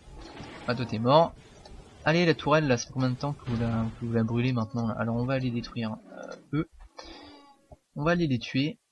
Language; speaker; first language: French; native; French